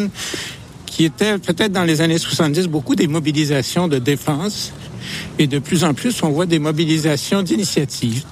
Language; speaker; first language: French; native; French